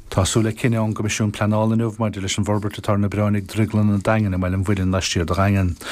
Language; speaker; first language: Irish; native; Irish